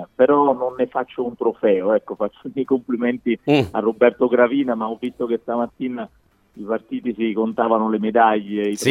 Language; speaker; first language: Italian; native; Italian